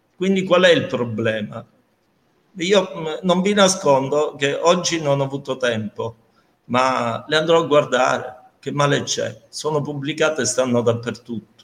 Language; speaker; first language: Italian; native; Italian